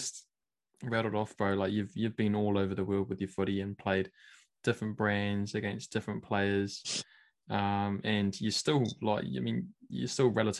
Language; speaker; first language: English; native; English